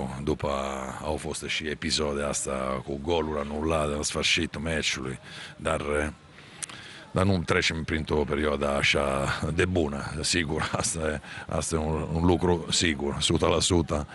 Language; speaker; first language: Romanian; non-native, fluent; Italian